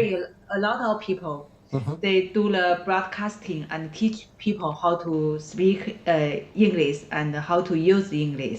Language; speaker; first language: English; non-native, learner; Chinese